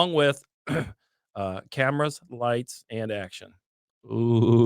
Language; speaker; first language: English; native; English